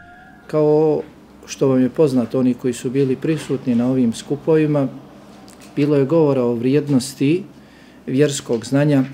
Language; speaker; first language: Serbian; native; Serbian